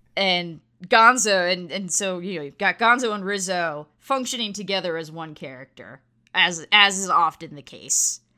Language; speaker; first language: English; native; English